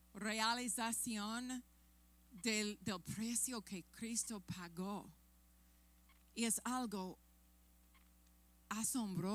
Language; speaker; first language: Spanish; non-native, fluent; English